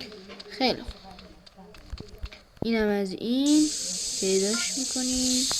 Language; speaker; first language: Persian; native; Persian